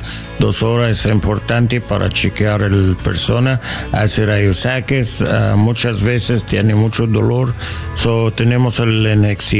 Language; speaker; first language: Spanish; non-native, learner; English